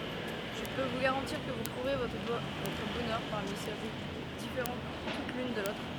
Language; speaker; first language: French; native; French